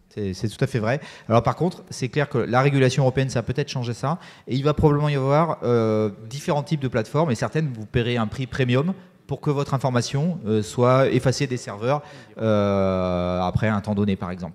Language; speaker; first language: French; native; French